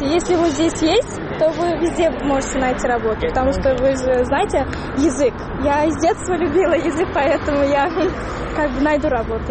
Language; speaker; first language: Russian; non-native, local second language; Tajik